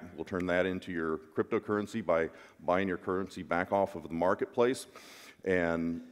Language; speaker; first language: English; native; English